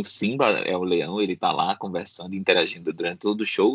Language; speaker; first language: Portuguese; native; Portuguese